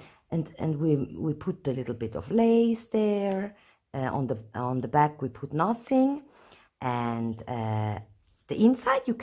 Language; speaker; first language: English; non-native, learner; Swiss German